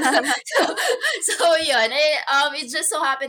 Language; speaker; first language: English; non-native, local second language; Cebuano